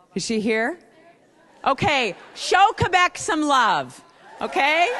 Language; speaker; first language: English; native; English